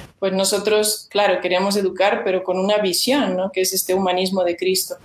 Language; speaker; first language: Spanish; non-native, fluent; Portuguese